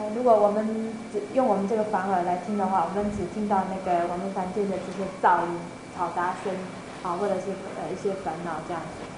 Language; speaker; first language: Chinese; native; Chinese